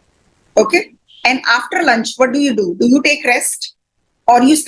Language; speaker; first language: English; non-native, fluent; Hindi